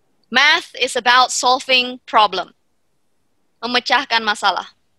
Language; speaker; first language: English; non-native, fluent; Indonesian